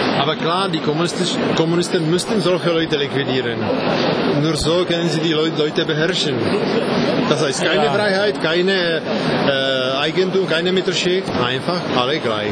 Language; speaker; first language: German; non-native, fluent; Czech